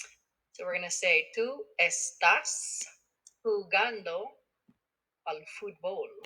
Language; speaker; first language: Spanish; non-native, fluent; English